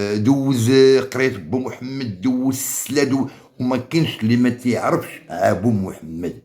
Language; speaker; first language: Arabic; native; Arabic